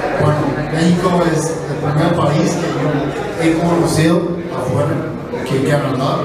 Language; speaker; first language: Spanish; non-native, fluent; English